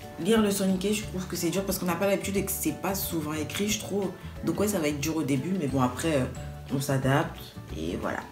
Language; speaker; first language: French; native; French